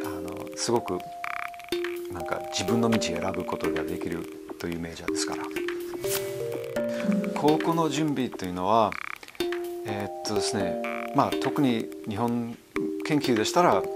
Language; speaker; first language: Japanese; non-native, fluent; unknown